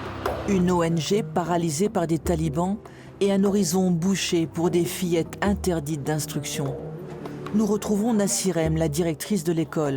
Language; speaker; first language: French; native; French